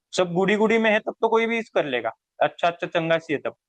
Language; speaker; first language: Hindi; non-native, local second language; Marathi